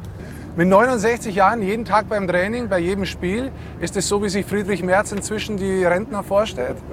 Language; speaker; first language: German; native; German